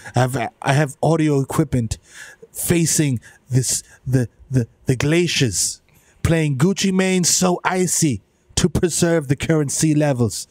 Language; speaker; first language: English; early bilingual, other home language; Spanish